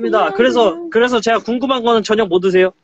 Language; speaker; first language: Korean; native; Korean